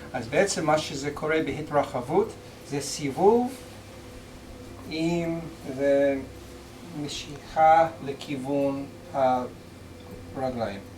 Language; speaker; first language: Hebrew; non-native, fluent; English